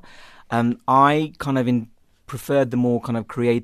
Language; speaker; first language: English; native; English